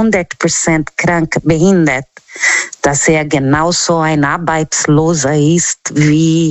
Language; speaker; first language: German; non-native, learner; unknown